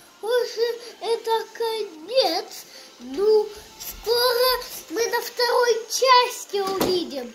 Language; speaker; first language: Russian; early bilingual, heritage; Russian